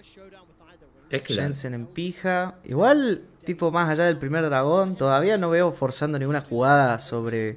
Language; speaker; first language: Spanish; native; Spanish